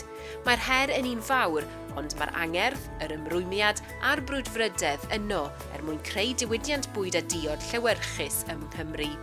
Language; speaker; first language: Welsh; native; Welsh